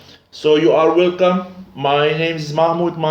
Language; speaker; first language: English; non-native, learner; Arabic